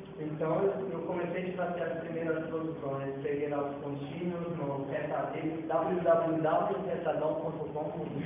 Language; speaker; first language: Portuguese; non-native, fluent; German